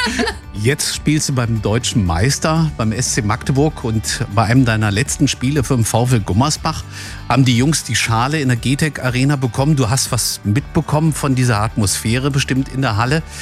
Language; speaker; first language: German; native; German